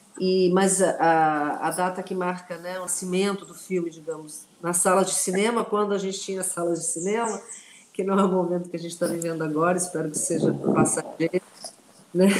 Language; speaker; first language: Portuguese; non-native, local second language; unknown